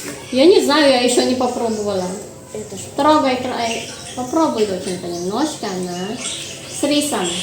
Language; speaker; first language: Russian; non-native, learner; Filipino